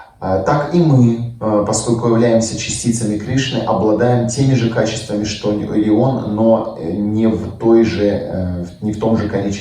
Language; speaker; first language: Russian; native; Russian